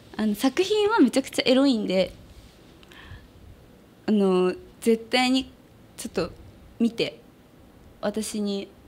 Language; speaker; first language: Japanese; native; Japanese